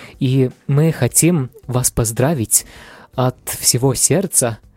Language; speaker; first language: Russian; non-native, fluent; Latvian